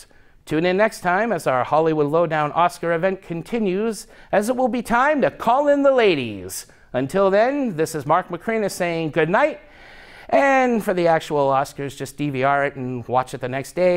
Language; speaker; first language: English; native; English